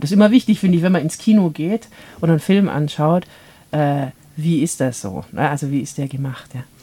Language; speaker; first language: German; native; German